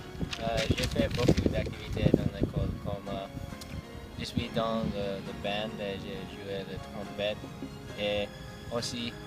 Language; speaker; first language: French; non-native, learner; English